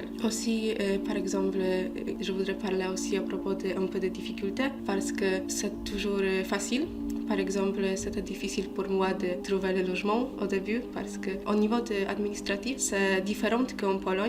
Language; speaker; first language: French; non-native, fluent; Polish